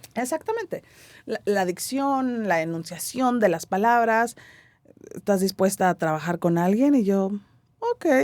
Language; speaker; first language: Spanish; native; Spanish